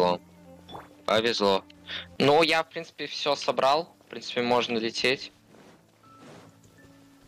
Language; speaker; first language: Russian; native; Russian